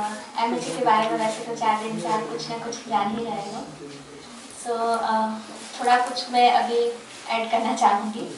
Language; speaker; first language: Hindi; native; Hindi